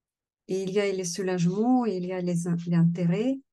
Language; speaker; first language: French; non-native, fluent; Russian